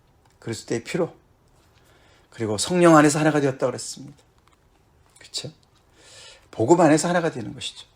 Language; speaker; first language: Korean; native; Korean